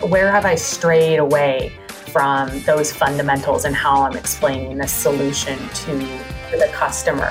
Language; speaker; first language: English; native; English